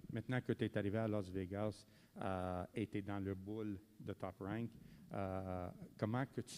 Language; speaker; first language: French; native; French